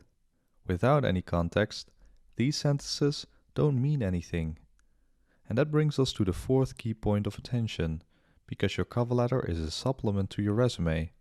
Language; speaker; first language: English; non-native, fluent; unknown